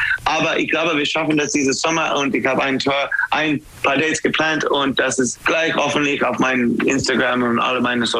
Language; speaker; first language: German; non-native, learner; English